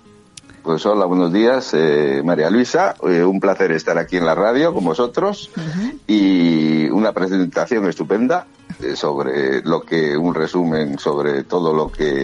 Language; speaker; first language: Spanish; native; Spanish